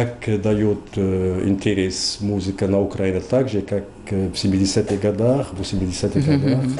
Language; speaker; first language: Russian; non-native, learner; Arabic